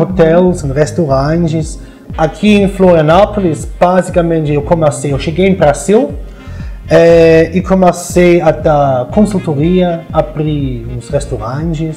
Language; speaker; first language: Portuguese; non-native, fluent; German